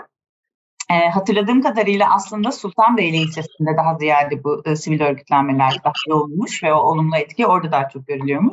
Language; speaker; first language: Turkish; native; Turkish